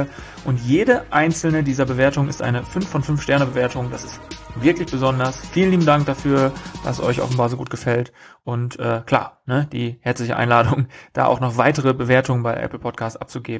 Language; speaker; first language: German; native; German